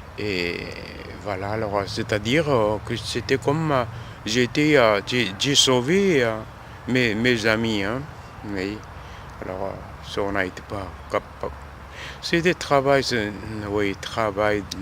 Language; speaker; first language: French; non-native, learner; Korean